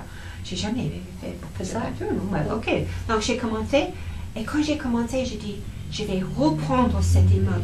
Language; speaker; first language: French; non-native, fluent; English